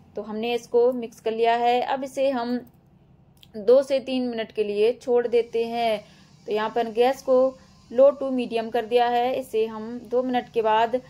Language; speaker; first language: Hindi; native; Hindi